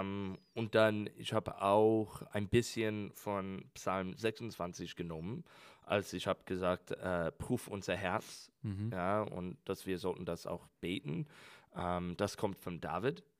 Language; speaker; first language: German; non-native, learner; English